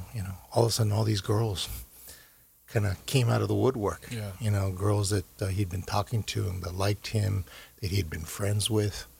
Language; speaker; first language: English; native; English